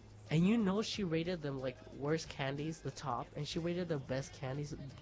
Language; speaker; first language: English; early bilingual, other home language; Spanish